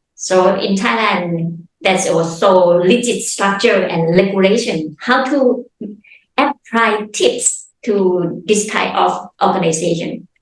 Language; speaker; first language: English; non-native, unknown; Thai